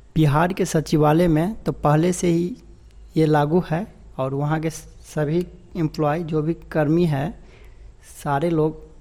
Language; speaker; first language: Hindi; native; Hindi